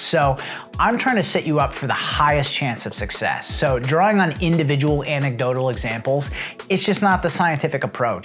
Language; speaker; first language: English; native; English